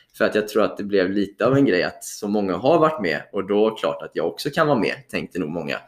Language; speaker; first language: Swedish; native; Swedish